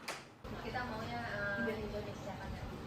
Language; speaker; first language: Indonesian; native; Indonesian